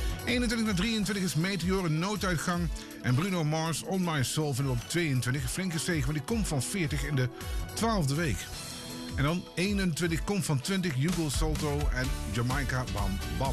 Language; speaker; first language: Dutch; native; Dutch